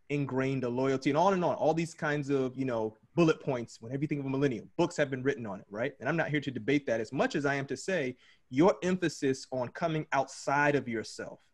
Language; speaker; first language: English; native; English